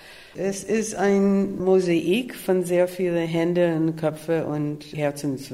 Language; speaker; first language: German; non-native, fluent; English